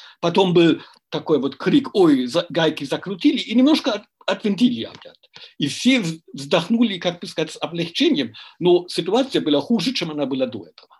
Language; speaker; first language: Russian; non-native, fluent; German